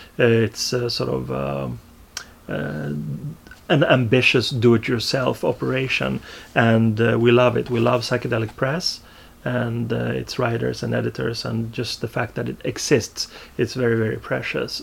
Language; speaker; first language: English; non-native, fluent; Swedish